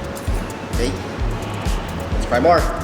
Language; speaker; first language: English; non-native, local second language; Filipino